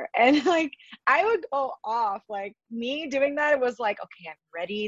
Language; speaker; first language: English; early bilingual, other home language; Spanish